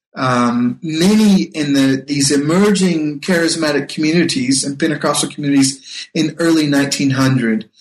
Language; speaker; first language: English; native; English